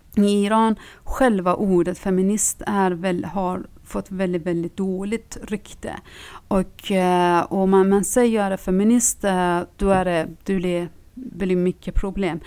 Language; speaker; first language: Swedish; non-native, fluent; Persian